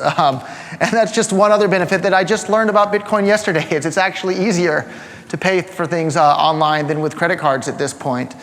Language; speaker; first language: English; native; English